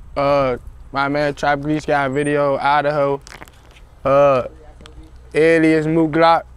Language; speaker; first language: English; native; English